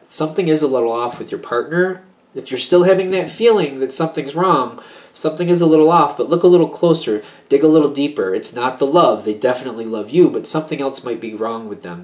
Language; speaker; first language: English; native; English